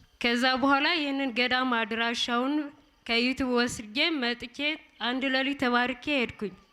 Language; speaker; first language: Amharic; non-native, local second language; Tigrinya